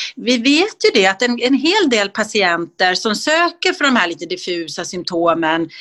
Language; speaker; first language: Swedish; native; Swedish